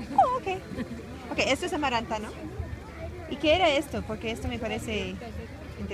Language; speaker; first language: Spanish; non-native, fluent; English